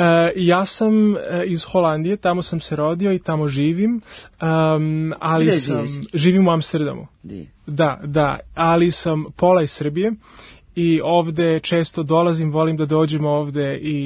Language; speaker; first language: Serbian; early bilingual, heritage; Serbian